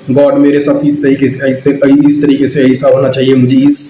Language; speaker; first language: Hindi; non-native, local second language; Marathi